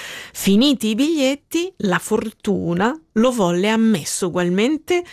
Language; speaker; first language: Italian; native; Italian